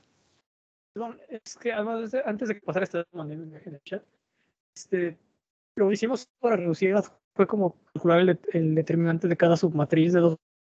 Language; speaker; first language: Spanish; native; Spanish